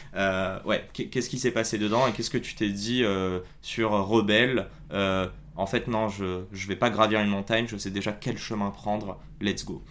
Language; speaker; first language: French; native; French